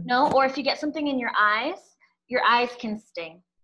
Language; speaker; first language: English; native; English